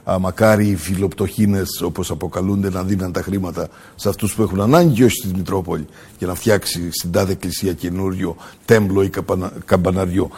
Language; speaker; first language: Greek; early bilingual, heritage; Greek